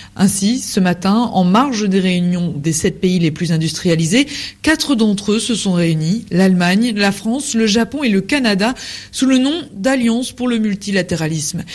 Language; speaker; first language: French; native; French